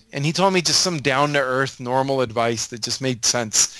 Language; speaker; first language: English; native; English